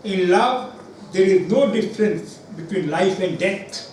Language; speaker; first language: English; non-native, local second language; Urdu